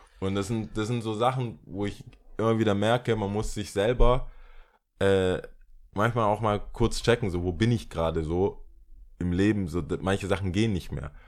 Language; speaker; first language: German; early bilingual, other home language; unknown